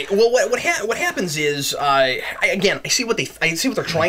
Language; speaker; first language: English; native; English